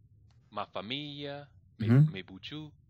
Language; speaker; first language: French; non-native, learner; English